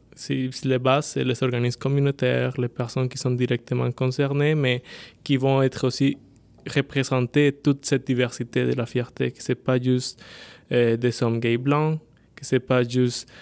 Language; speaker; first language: French; non-native, fluent; Spanish